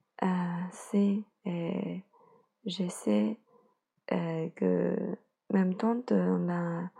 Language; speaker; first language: French; non-native, learner; Chinese